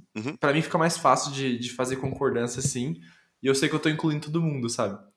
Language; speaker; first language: Portuguese; native; Portuguese